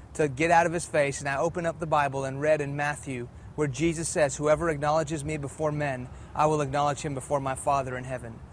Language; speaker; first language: English; early bilingual, other home language; Persian